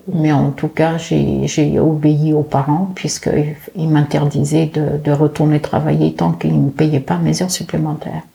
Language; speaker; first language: French; early bilingual, other home language; Portuguese